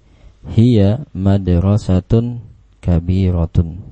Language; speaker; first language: Arabic; non-native, fluent; Indonesian